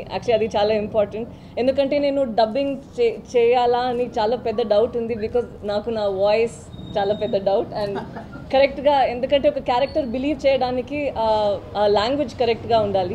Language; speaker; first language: Telugu; non-native, learner; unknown